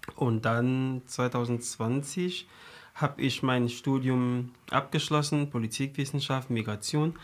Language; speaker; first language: German; non-native, fluent; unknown